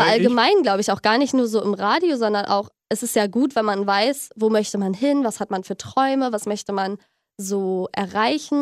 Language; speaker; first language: German; native; German